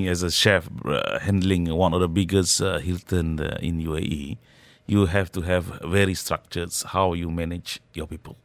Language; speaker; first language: English; non-native, local second language; Malay